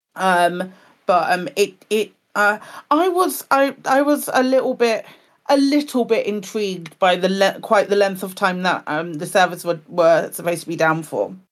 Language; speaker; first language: English; native; English